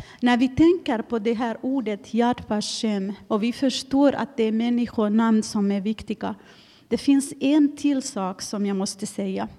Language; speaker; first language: Swedish; non-native, fluent; Finnish